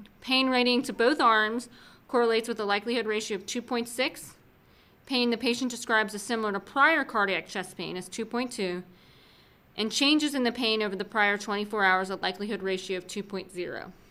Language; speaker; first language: English; native; English